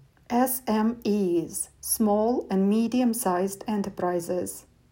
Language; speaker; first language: English; non-native, fluent; Romanian